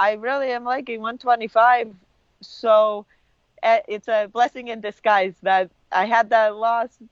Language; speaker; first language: English; early bilingual, other home language; Lithuanian